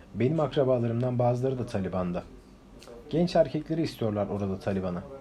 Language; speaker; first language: Turkish; non-native, fluent; Uzbek